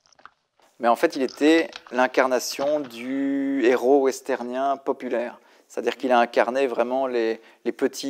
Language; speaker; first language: French; native; French